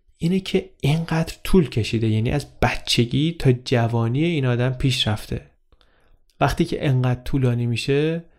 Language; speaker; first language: Persian; native; Persian